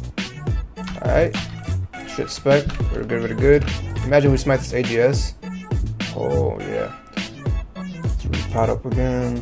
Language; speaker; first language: English; native; English